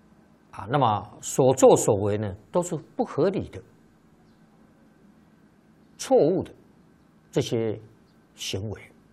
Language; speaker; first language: Chinese; native; Chinese